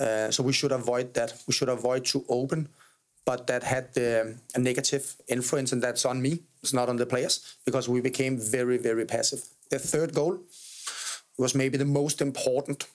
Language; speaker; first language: English; non-native, fluent; Danish